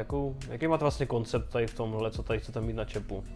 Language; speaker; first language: Czech; native; Czech